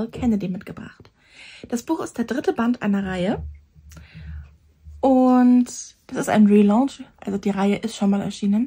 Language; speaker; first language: German; native; German